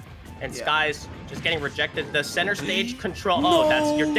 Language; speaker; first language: English; native; English